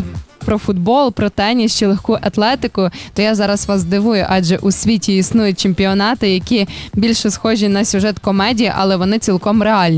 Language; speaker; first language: Ukrainian; native; Ukrainian